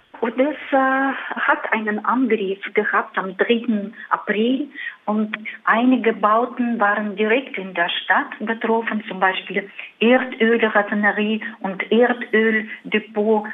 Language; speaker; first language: German; non-native, fluent; Russian